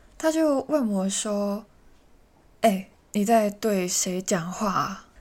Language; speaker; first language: Chinese; non-native, local second language; Cantonese